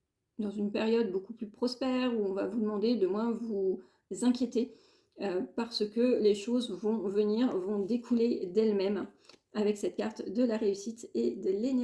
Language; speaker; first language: French; native; French